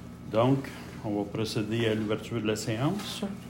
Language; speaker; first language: French; native; French